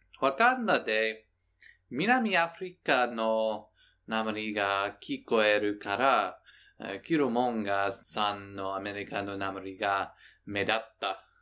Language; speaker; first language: Japanese; non-native, learner; English